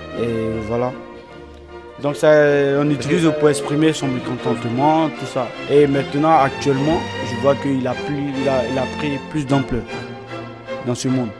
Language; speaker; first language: French; non-native, learner; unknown